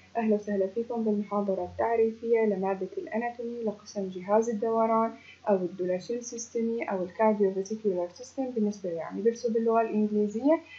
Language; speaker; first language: Arabic; native; Arabic